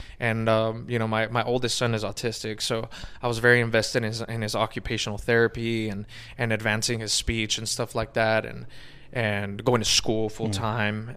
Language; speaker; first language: English; native; English